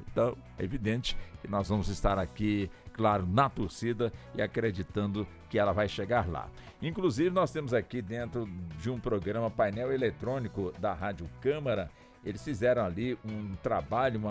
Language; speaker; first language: Portuguese; native; Portuguese